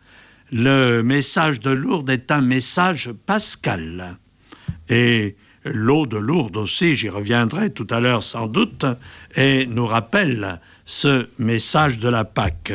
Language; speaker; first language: French; native; French